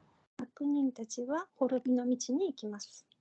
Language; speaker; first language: Japanese; non-native, fluent; Korean